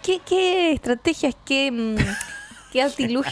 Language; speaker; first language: Spanish; native; Spanish